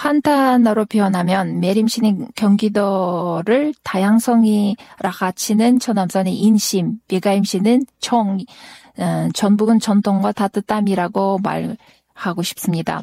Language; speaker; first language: Korean; non-native, learner; Kyrgyz